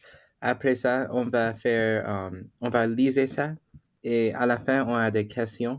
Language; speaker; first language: French; non-native, learner; English